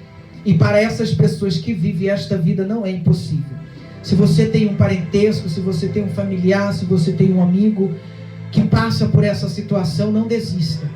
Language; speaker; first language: Portuguese; native; Portuguese